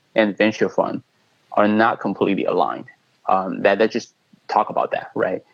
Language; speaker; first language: English; non-native, fluent; Chinese